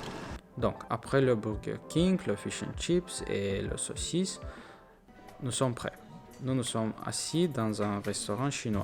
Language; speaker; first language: French; non-native, learner; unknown